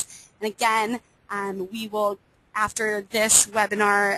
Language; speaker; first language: English; native; English